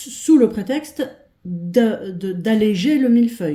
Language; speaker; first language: French; native; French